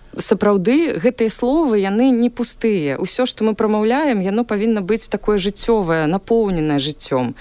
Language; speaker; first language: Belarusian; non-native, local second language; Russian